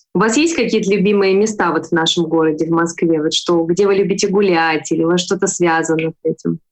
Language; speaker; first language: Russian; native; Russian